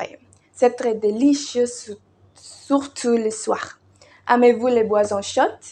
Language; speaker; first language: French; non-native, learner; Indonesian